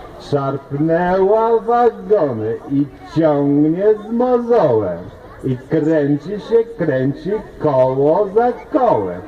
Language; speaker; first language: Polish; native; Polish